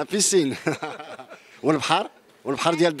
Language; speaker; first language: Arabic; native; Arabic